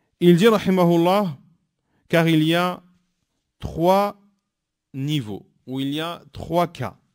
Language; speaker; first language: French; native; French